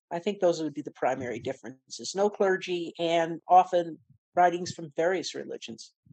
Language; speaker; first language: English; native; English